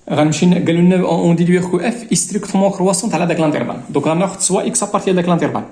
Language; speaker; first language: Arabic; native; Arabic